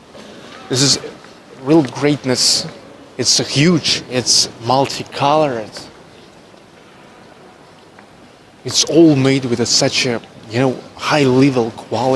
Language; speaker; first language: English; non-native, fluent; Russian